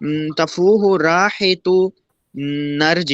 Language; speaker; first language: Arabic; non-native, learner; Urdu